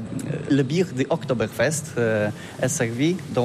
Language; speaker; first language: French; non-native, learner; Polish